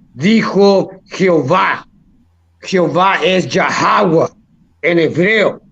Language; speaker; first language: Spanish; early bilingual, heritage; Spanish